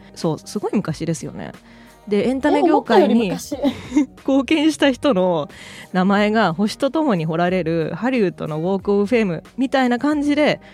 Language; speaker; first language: Japanese; early bilingual, heritage; English